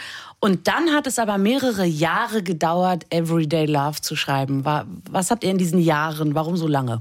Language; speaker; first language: German; native; German